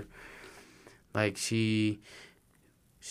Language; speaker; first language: English; non-native, fluent; Spanish